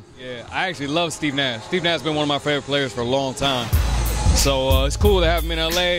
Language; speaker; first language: English; native; English